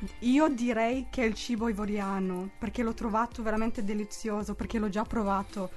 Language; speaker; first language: Italian; non-native, fluent; English